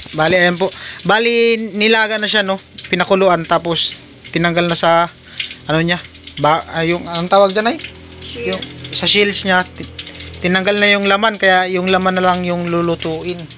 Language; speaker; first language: Filipino; non-native, local second language; Bikol